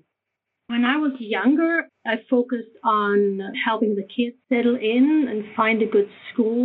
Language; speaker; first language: English; non-native, fluent; German